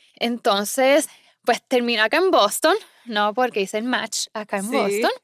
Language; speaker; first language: Spanish; native; Spanish